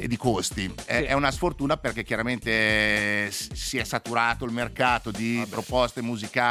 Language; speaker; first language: Italian; native; Italian